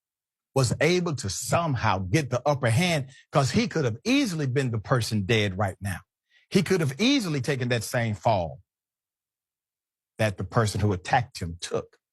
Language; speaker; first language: English; native; English